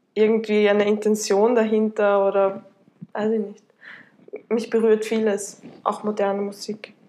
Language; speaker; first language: German; native; German